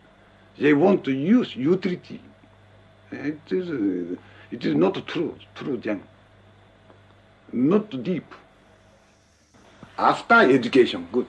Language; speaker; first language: English; non-native, learner; Japanese